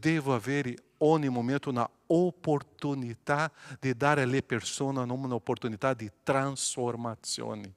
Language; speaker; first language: Italian; non-native, fluent; Portuguese